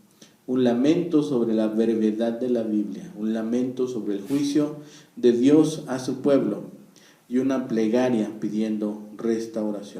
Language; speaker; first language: Spanish; native; Spanish